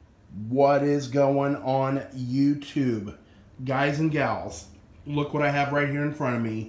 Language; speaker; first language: English; native; English